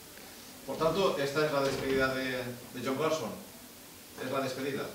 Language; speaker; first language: Spanish; native; Spanish